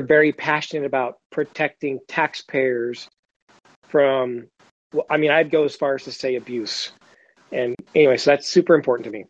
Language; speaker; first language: English; native; English